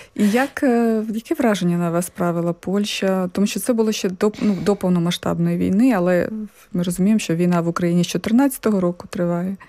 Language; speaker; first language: Ukrainian; native; Ukrainian